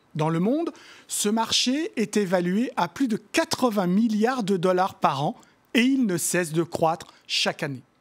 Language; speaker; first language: French; native; French